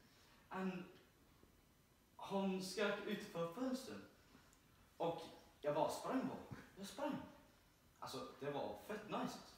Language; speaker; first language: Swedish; non-native, learner; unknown